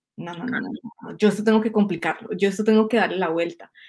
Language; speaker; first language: Spanish; native; Spanish